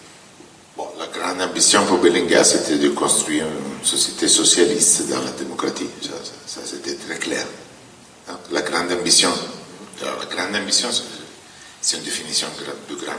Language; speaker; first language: French; non-native, fluent; Italian